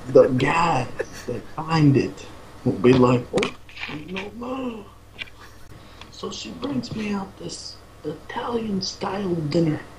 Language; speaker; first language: English; native; English